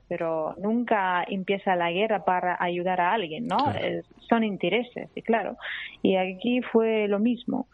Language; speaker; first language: Spanish; non-native, fluent; Georgian